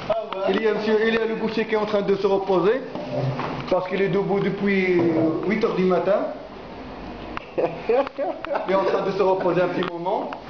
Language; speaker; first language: French; non-native, local second language; Arabic